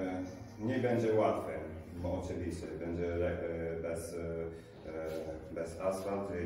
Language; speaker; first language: Polish; non-native, learner; Italian